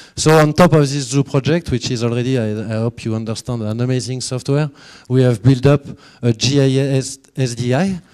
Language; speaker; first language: English; non-native, fluent; French